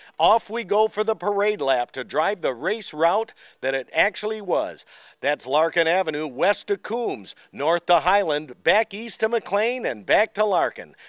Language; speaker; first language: English; native; English